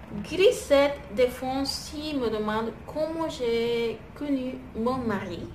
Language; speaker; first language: French; non-native, fluent; Spanish